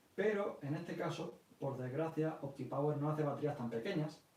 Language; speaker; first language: Spanish; early bilingual, other home language; English